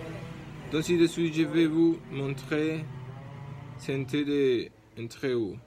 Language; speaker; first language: French; non-native, learner; Spanish